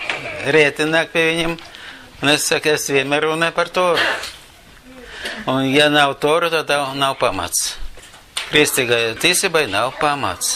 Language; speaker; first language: Latvian; non-native, local second language; Russian